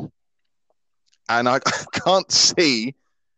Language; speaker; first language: English; native; English